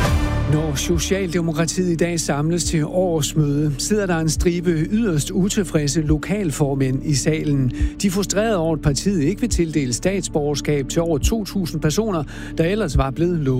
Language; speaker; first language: Danish; native; Danish